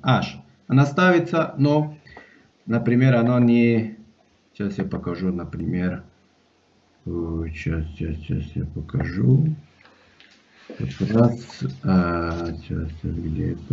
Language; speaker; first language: Russian; non-native, fluent; Spanish